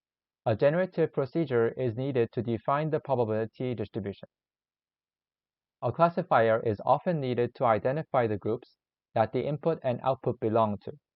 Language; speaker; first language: English; non-native, learner; Korean